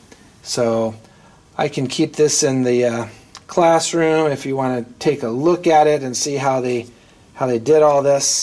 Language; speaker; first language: English; native; English